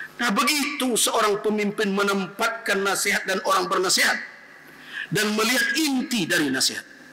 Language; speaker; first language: Malay; non-native, local second language; Minangkabau